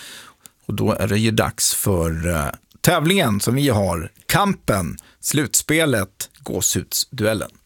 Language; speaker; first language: Swedish; native; Swedish